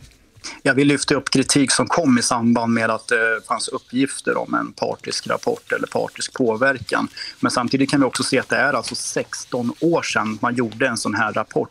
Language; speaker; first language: Swedish; native; Swedish